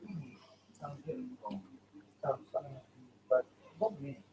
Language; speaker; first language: English; non-native, learner; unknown